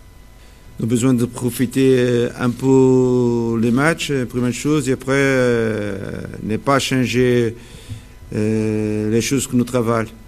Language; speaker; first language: French; non-native, fluent; Portuguese